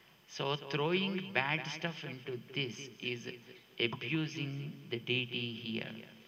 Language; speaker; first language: English; non-native, local second language; Telugu